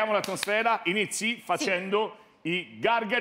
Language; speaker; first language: Italian; native; Italian